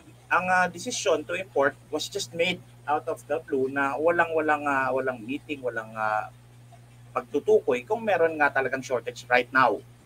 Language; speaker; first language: English; non-native, local second language; Filipino